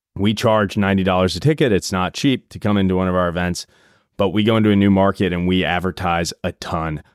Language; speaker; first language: English; native; English